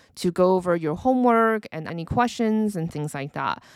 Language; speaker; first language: English; early bilingual, other home language; Chinese